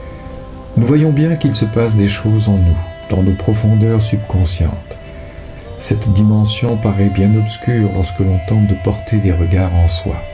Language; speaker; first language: French; native; French